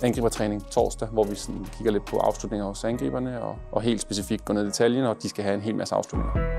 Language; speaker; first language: Danish; native; Danish